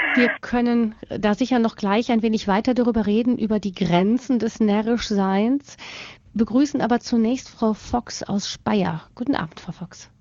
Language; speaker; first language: German; native; German